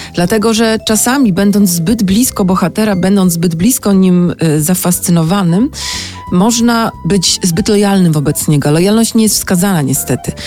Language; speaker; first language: Polish; native; Polish